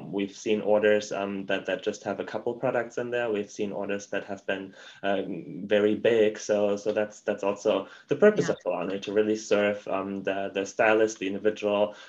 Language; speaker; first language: English; non-native, fluent; German